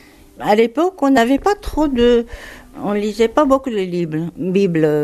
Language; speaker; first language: French; non-native, fluent; Japanese